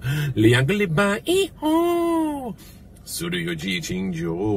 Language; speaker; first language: Chinese; non-native, learner; English